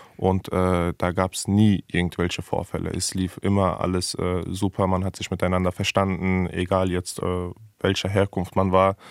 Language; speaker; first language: German; early bilingual, other home language; Persian